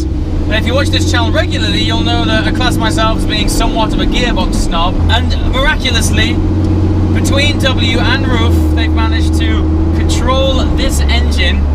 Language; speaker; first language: English; native; English